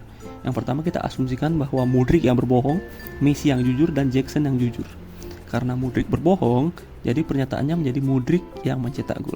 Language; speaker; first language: Indonesian; native; Indonesian